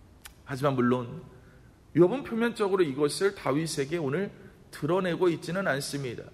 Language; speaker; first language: Korean; native; Korean